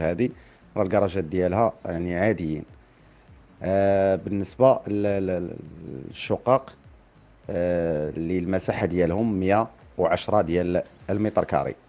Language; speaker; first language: Arabic; native; Arabic